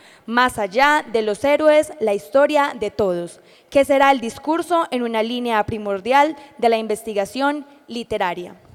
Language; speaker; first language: Spanish; native; Spanish